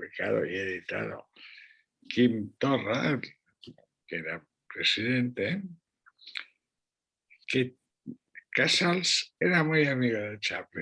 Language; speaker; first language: Spanish; non-native, local second language; Catalan